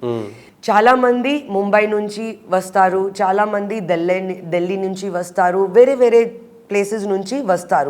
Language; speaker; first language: Telugu; non-native, learner; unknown